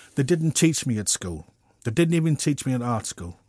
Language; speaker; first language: English; native; English